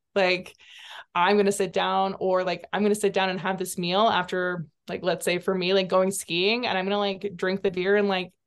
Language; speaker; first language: English; native; English